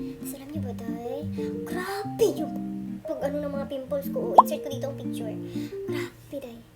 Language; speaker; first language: Filipino; non-native, local second language; Hiligaynon